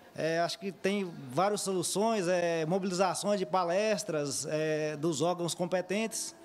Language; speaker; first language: Portuguese; native; Portuguese